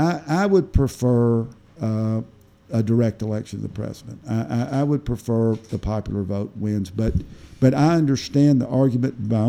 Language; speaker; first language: English; native; English